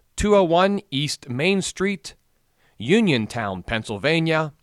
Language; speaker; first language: English; native; English